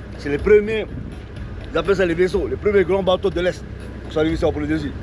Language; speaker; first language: French; native; French